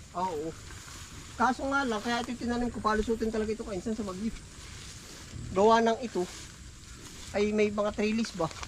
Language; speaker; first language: Filipino; native; Filipino